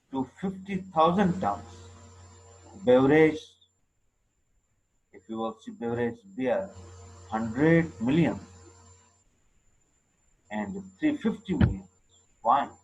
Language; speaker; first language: English; non-native, local second language; Urdu